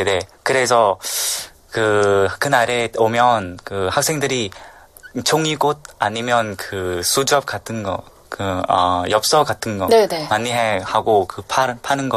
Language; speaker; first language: Korean; non-native, learner; Vietnamese